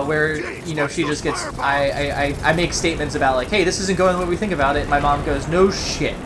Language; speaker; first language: English; native; English